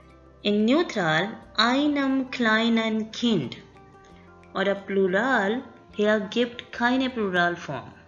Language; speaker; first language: German; non-native, learner; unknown